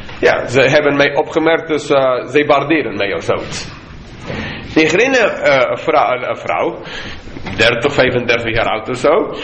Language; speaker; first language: Dutch; non-native, fluent; English